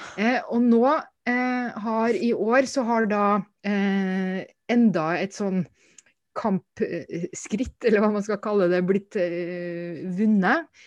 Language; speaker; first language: Norwegian; native; Norwegian